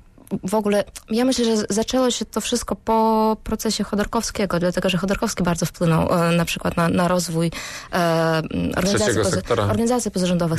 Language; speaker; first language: Polish; non-native, fluent; Russian